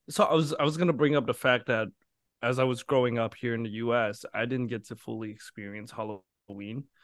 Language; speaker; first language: English; early bilingual, other home language; Vietnamese